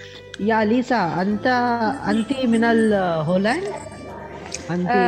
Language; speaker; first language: Arabic; non-native, learner; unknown